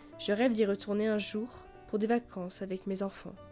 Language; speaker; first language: French; native; French